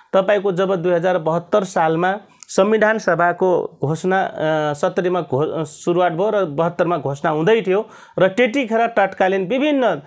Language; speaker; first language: Nepali; non-native, local second language; Rana Tharu